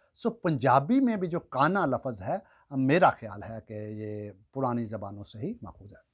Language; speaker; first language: Urdu; non-native, local second language; Punjabi